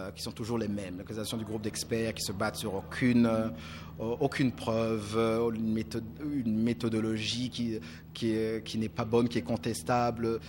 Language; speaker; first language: French; non-native, local second language; Kinyarwanda